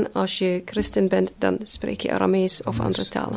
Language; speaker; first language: Dutch; early bilingual, other home language; Arabic